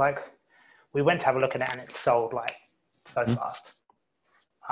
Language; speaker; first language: English; native; English